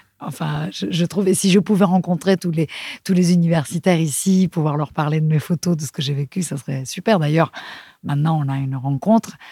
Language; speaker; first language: French; non-native, fluent; Spanish